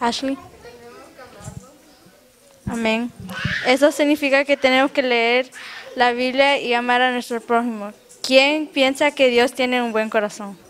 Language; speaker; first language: Spanish; early bilingual, other home language; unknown